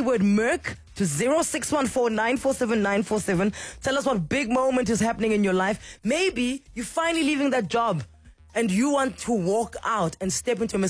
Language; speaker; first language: English; non-native, local second language; Xhosa